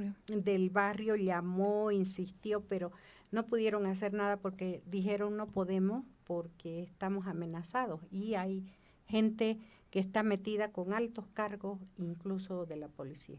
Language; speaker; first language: Spanish; native; Spanish